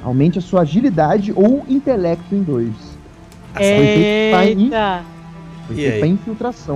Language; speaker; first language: Portuguese; native; Portuguese